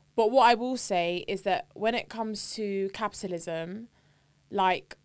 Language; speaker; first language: English; native; English